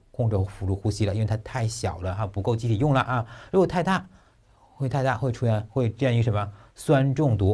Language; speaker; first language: Chinese; native; Chinese